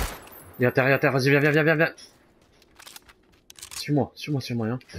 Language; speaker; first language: French; native; French